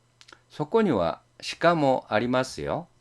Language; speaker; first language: Japanese; non-native, fluent; Korean